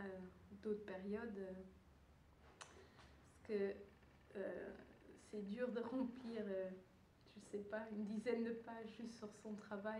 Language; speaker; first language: French; early bilingual, other home language; Dutch